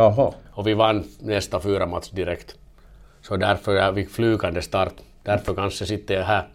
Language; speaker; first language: Swedish; non-native, learner; Finnish